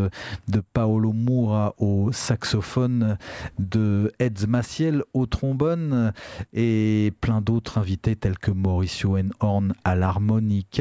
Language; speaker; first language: French; native; French